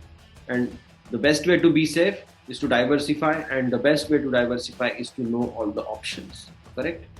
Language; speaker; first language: English; non-native, local second language; Marathi